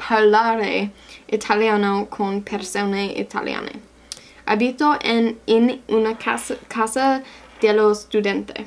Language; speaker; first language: Italian; non-native, learner; English